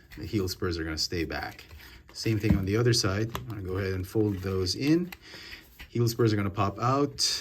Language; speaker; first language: English; native; English